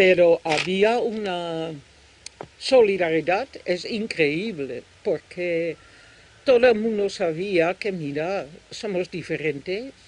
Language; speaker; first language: Spanish; non-native, fluent; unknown